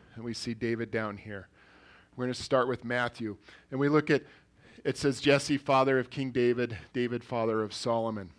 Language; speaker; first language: English; early bilingual, other home language; Norwegian